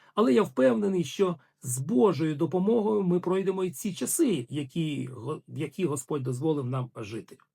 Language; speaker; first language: Ukrainian; non-native, local second language; Russian